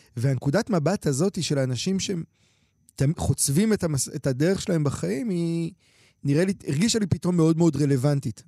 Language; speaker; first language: Hebrew; native; Hebrew